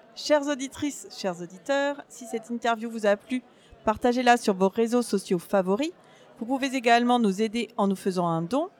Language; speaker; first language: French; native; French